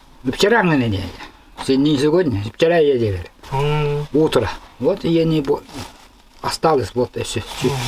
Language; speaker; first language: Russian; non-native, local second language; Yakut